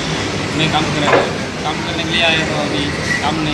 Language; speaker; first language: Hindi; non-native, local second language; Tamil